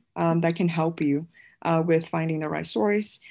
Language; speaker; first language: English; non-native, fluent; Chinese